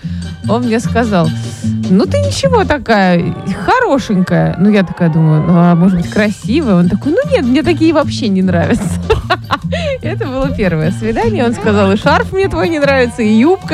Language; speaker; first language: Russian; native; Russian